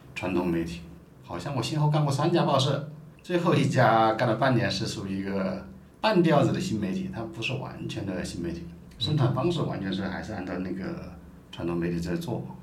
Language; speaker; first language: Chinese; native; Chinese